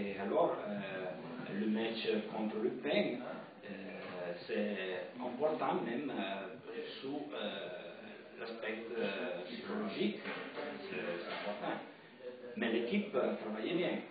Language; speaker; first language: French; non-native, fluent; Italian